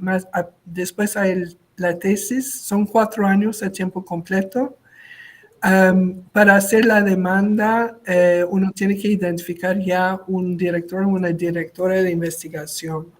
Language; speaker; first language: Spanish; non-native, local second language; French